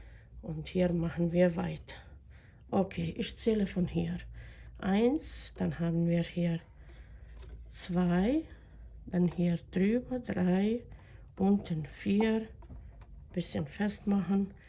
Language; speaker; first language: German; non-native, fluent; Croatian